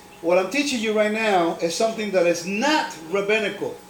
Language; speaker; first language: English; non-native, fluent; Spanish